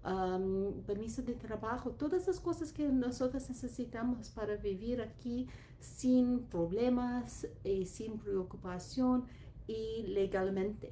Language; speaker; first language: Spanish; non-native, learner; English